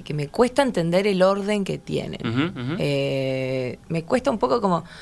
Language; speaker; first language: Spanish; native; Spanish